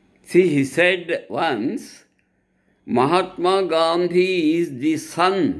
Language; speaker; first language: English; non-native, local second language; Telugu